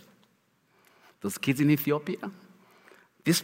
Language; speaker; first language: English; non-native, local second language; Kinyarwanda